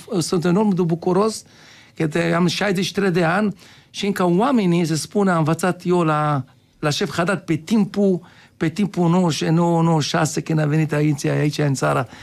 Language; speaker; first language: Romanian; non-native, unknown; Hebrew